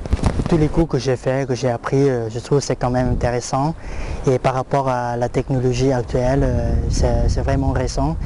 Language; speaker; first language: French; non-native, fluent; Lao